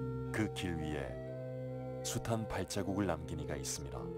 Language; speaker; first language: Korean; native; Korean